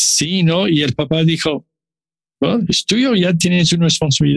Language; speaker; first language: Spanish; non-native, learner; English